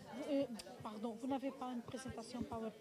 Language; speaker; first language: French; non-native, fluent; Portuguese